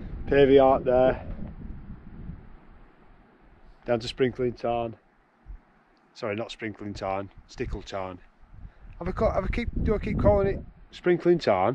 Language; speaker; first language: English; native; English